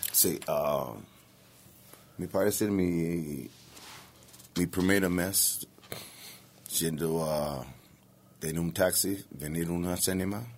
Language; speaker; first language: Spanish; non-native, learner; English